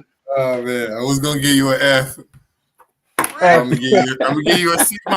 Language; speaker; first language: English; native; English